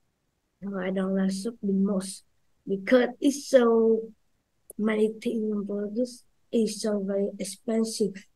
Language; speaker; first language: English; non-native, learner; Vietnamese